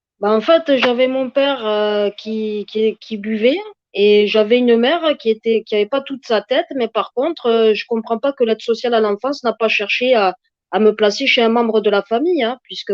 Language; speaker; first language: French; native; French